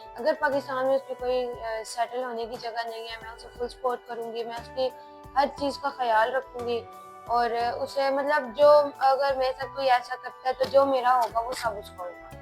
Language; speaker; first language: Urdu; native; Urdu